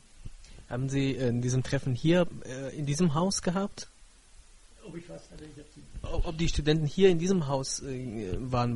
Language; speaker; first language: German; non-native, fluent; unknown